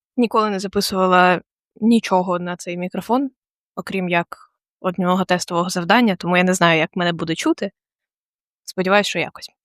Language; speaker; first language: Ukrainian; non-native, local second language; Russian